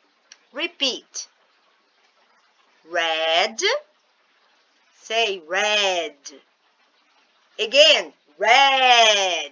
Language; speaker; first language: English; non-native, fluent; Portuguese